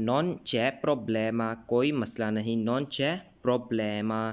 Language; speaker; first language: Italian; non-native, learner; Urdu